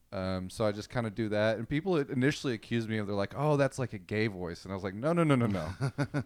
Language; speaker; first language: English; native; English